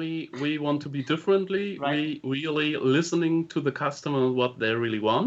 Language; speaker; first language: English; non-native, fluent; German